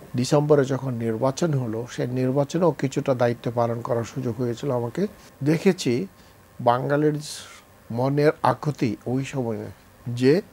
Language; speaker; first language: Bangla; native; Bangla